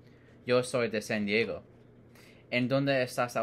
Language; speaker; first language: Spanish; non-native, learner; English